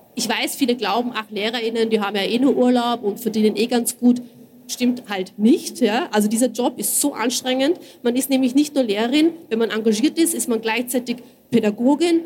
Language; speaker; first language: German; early bilingual, other home language; Bosnian